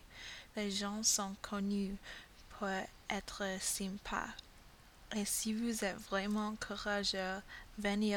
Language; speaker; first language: French; non-native, learner; English